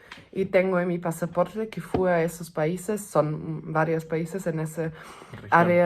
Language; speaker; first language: Spanish; non-native, fluent; German